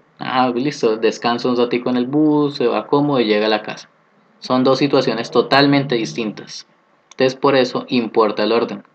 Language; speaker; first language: Spanish; native; Spanish